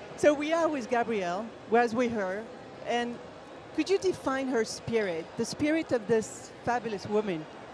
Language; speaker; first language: English; non-native, fluent; French